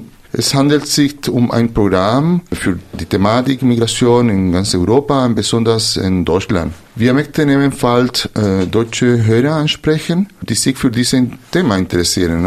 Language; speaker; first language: German; non-native, fluent; Spanish